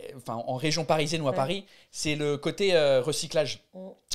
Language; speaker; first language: French; non-native, fluent; English